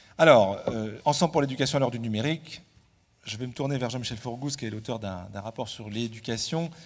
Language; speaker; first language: French; native; French